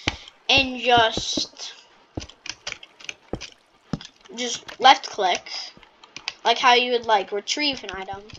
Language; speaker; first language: English; native; English